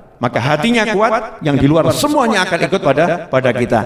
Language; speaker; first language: Indonesian; native; Indonesian